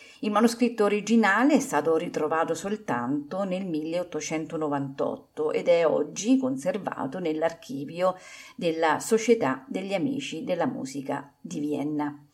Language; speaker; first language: Italian; native; Italian